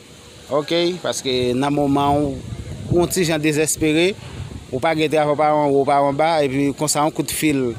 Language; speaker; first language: French; non-native, learner; Haitian Creole